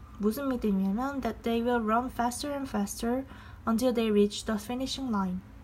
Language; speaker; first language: English; non-native, fluent; Korean